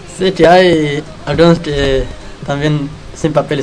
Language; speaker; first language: Spanish; non-native, learner; Arabic